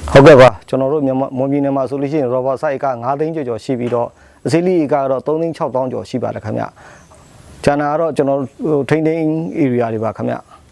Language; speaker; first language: Burmese; non-native, local second language; Mon